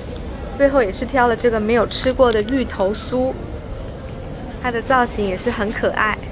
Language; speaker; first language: Chinese; native; Chinese